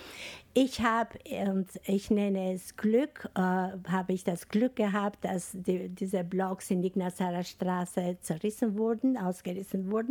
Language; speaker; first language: German; non-native, fluent; Albanian